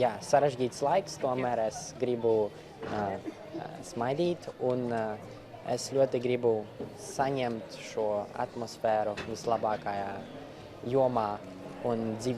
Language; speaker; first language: Latvian; non-native, local second language; Russian